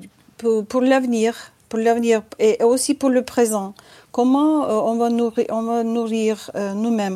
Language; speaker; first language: French; non-native, fluent; Turkish